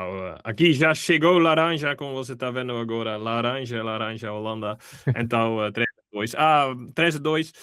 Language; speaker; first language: Portuguese; non-native, fluent; Dutch